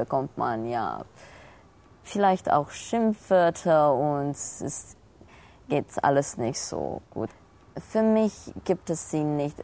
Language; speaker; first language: German; non-native, fluent; Romanian